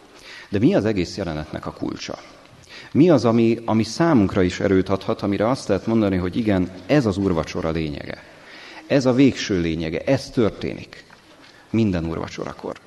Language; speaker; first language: Hungarian; native; Hungarian